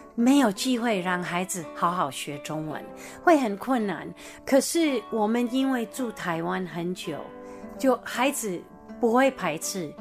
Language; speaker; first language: Chinese; non-native, fluent; English